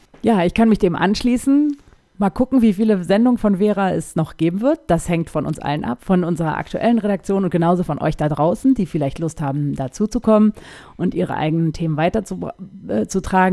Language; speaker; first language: German; native; German